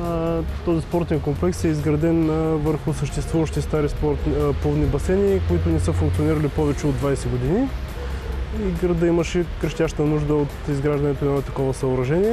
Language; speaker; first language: Bulgarian; native; Bulgarian